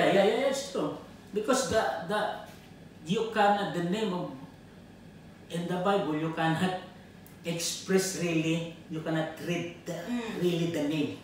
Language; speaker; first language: English; non-native, learner; Filipino